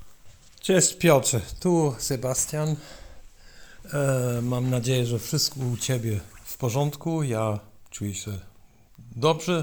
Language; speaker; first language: Polish; non-native, learner; German